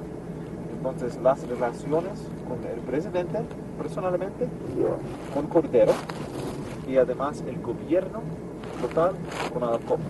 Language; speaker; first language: Spanish; non-native, learner; English